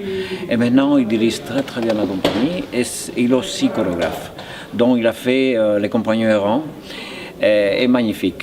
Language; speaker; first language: French; non-native, fluent; Spanish